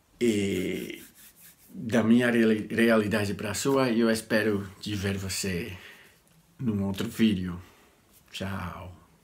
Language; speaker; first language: Portuguese; non-native, learner; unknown